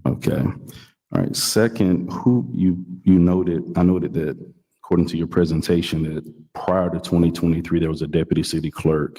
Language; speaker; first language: English; native; English